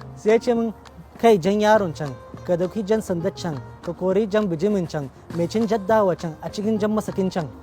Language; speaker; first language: Hausa; non-native, local second language; Arabic